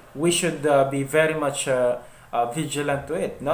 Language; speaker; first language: English; non-native, local second language; Filipino